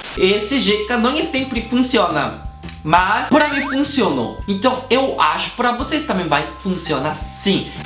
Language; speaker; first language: Portuguese; non-native, fluent; Korean